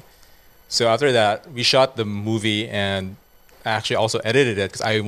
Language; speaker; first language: English; non-native, local second language; Cebuano